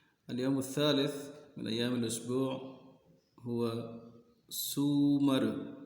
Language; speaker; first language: Arabic; non-native, fluent; Sindhi